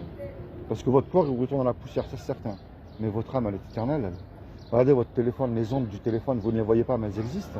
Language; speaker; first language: French; native; French